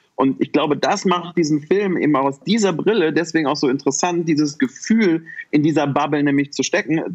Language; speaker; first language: German; native; German